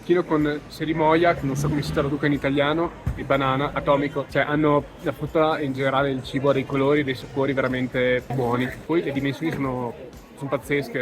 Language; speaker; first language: Italian; native; Italian